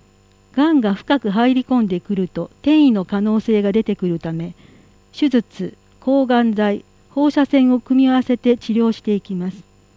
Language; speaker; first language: Japanese; native; Japanese